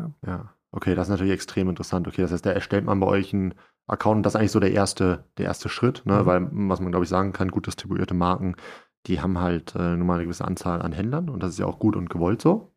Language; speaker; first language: German; native; German